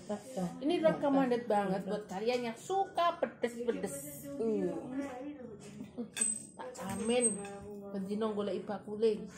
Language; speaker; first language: Indonesian; non-native, local second language; Javanese